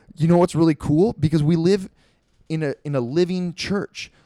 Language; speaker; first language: English; native; English